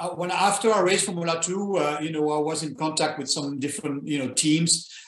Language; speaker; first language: English; non-native, fluent; French